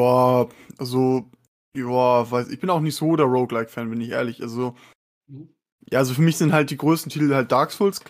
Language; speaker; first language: German; native; German